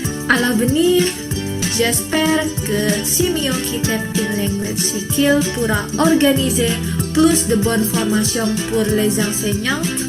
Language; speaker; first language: French; non-native, fluent; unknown